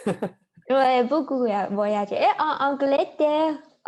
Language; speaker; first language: French; non-native, learner; Chinese